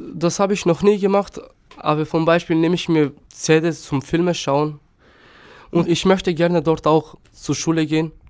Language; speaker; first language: German; non-native, fluent; Turkish